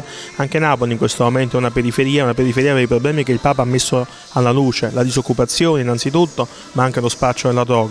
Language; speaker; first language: Italian; native; Italian